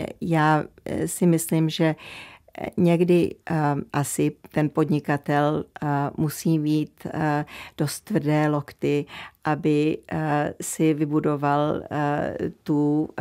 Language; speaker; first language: Czech; early bilingual, heritage; Czech